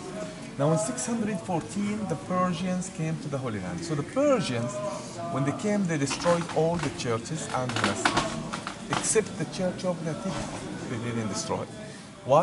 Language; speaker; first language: English; non-native, fluent; Arabic